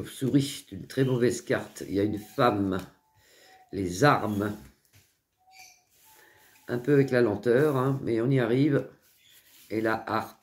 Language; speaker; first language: French; native; French